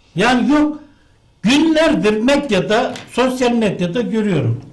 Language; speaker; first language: Turkish; native; Turkish